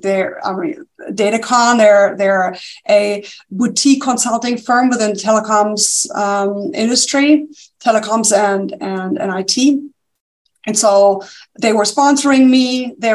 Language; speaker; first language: English; non-native, fluent; German